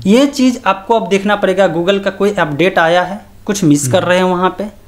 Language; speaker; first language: Hindi; native; Hindi